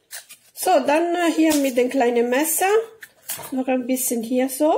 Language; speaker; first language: German; non-native, learner; Italian